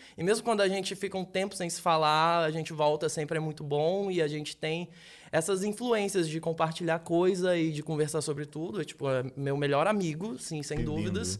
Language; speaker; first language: Portuguese; native; Portuguese